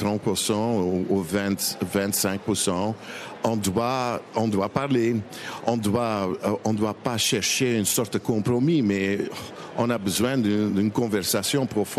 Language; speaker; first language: French; non-native, local second language; Dutch